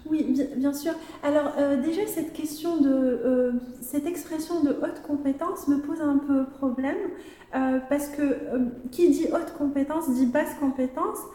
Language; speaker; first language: French; non-native, local second language; Arabic